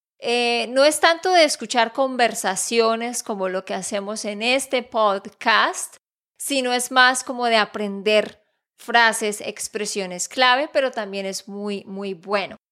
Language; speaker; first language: Spanish; native; Spanish